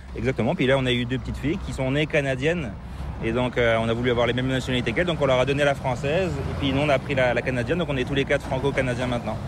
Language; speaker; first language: French; native; French